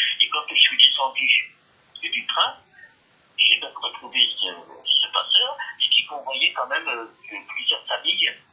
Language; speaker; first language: French; early bilingual, other home language; Yiddish